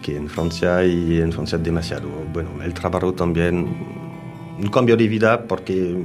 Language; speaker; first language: Spanish; non-native, learner; French